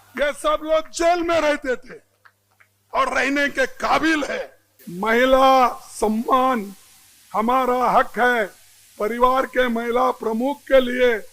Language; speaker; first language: Hindi; non-native, local second language; Kannada